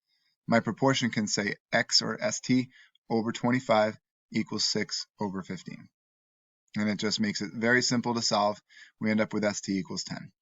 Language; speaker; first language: English; native; English